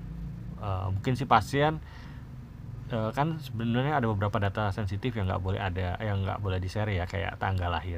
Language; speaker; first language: Indonesian; native; Indonesian